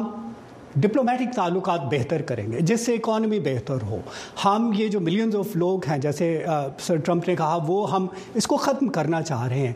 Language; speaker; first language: Urdu; native; Urdu